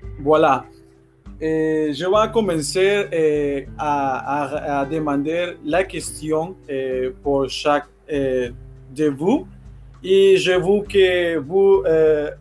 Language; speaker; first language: French; non-native, learner; Spanish